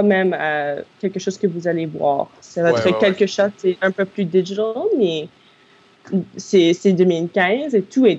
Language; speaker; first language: French; non-native, local second language; English